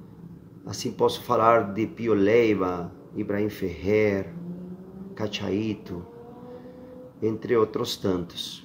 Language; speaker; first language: Portuguese; non-native, fluent; Spanish